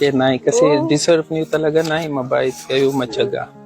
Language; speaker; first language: Filipino; non-native, learner; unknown